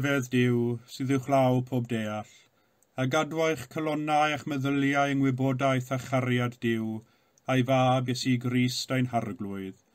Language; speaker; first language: Welsh; native; Welsh